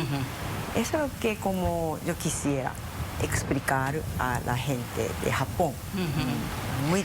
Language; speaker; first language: Spanish; non-native, fluent; Japanese